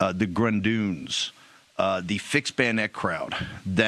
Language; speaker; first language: English; native; English